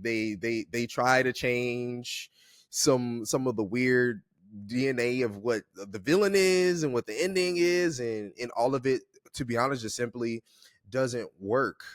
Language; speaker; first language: English; native; English